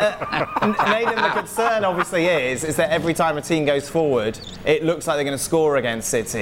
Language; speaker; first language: English; native; English